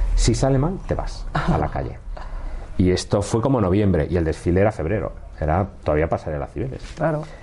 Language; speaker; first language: Spanish; native; Spanish